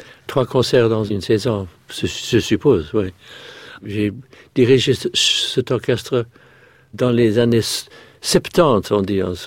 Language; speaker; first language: French; non-native, fluent; English